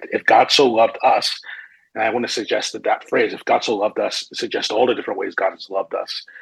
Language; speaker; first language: English; native; English